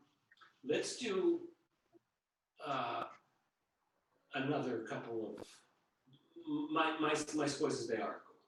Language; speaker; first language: Portuguese; non-native, learner; English